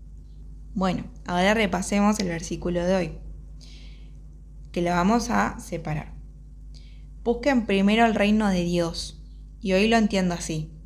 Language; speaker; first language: Spanish; native; Spanish